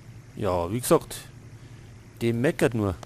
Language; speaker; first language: German; native; German